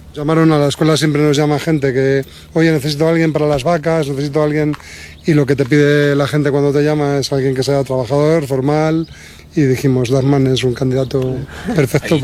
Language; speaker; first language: Spanish; native; Spanish